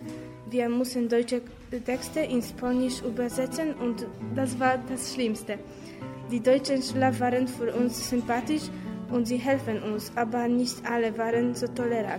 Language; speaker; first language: German; non-native, fluent; Polish